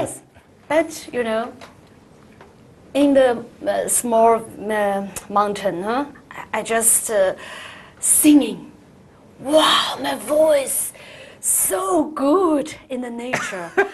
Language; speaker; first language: English; non-native, learner; Chinese